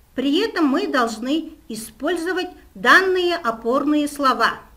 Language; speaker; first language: Russian; non-native, local second language; Kazakh